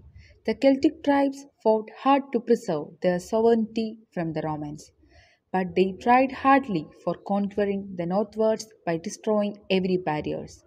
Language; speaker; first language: English; non-native, local second language; Malayalam